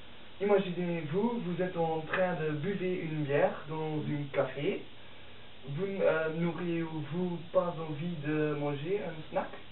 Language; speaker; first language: French; non-native, learner; Dutch